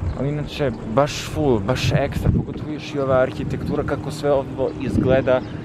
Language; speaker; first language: Serbian; early bilingual, heritage; Serbian